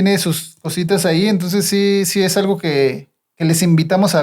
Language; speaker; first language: Spanish; native; Spanish